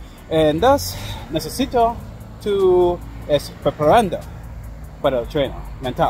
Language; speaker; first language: Spanish; non-native, learner; English